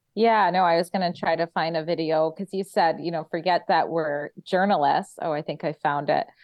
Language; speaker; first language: English; native; English